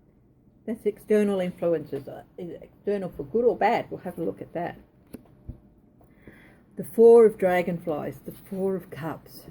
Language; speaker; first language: English; native; English